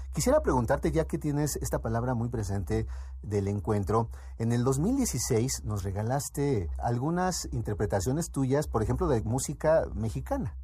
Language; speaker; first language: Spanish; native; Spanish